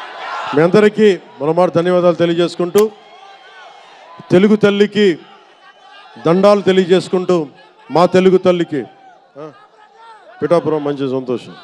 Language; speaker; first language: Telugu; native; Telugu